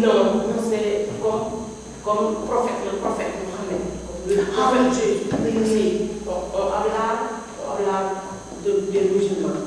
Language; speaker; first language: French; non-native, learner; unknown